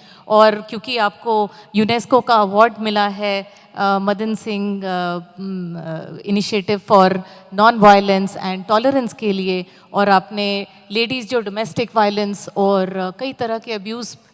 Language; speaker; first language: Hindi; native; Hindi